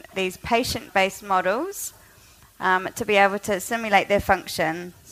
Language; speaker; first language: English; native; English